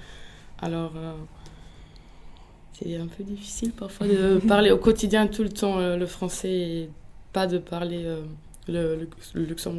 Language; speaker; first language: French; non-native, local second language; Luxembourgish